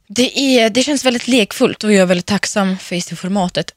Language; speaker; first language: Swedish; early bilingual, other home language; Russian